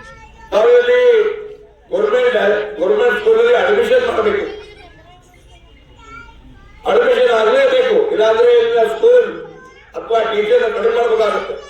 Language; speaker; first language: Kannada; non-native, local second language; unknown